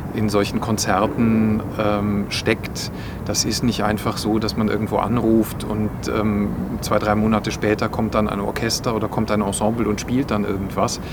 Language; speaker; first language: German; native; German